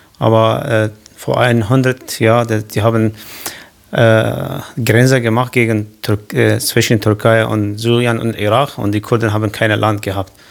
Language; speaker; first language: German; non-native, learner; Kurdish